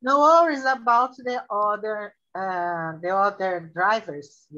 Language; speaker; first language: English; non-native, learner; Portuguese